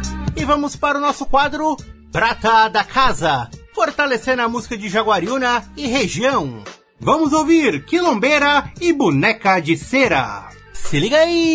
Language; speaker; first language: Portuguese; native; Portuguese